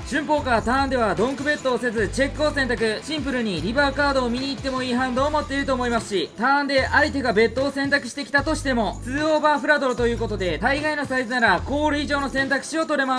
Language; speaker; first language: Japanese; native; Japanese